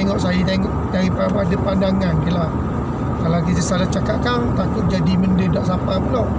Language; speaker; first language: Malay; native; Malay